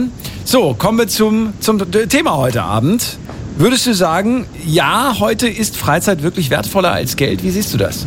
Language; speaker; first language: German; native; German